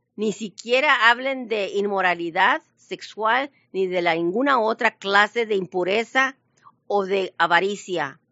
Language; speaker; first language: Spanish; early bilingual, heritage; Spanish